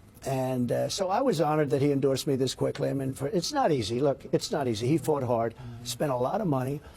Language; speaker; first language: English; native; English